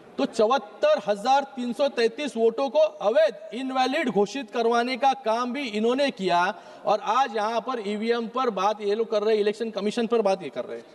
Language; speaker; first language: Hindi; non-native, local second language; Marathi